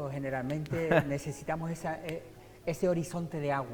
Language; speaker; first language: Spanish; native; Spanish